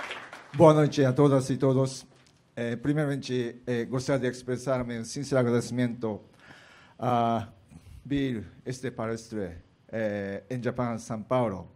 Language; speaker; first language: Portuguese; non-native, learner; Japanese